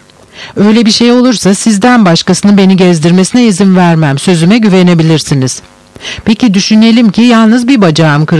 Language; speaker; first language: Turkish; native; Turkish